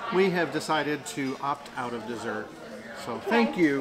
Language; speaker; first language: English; native; English